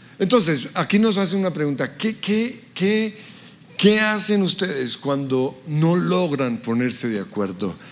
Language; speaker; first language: Spanish; early bilingual, other home language; English